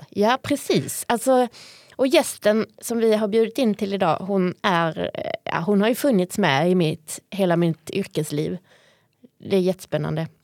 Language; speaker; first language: Swedish; native; Swedish